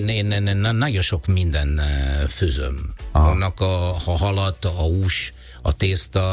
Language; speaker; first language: Hungarian; non-native, fluent; Italian